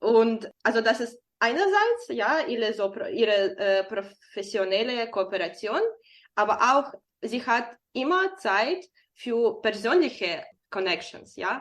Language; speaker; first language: German; non-native, fluent; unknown